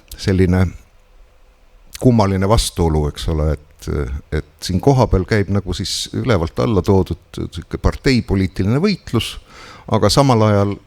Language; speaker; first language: Estonian; native; Estonian